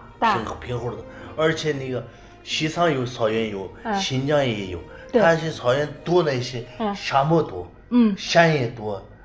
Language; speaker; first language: Chinese; native; Chinese